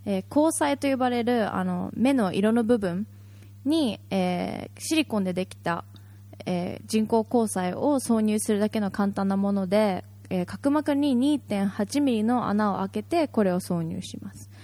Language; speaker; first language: Japanese; native; Japanese